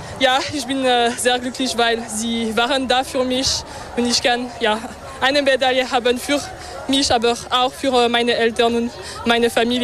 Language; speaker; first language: German; non-native, local second language; French